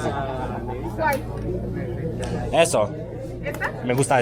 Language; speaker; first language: Spanish; non-native, learner; Hebrew